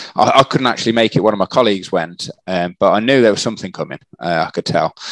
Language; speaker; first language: English; native; English